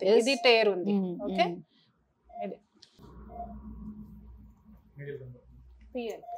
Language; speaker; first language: Telugu; non-native, fluent; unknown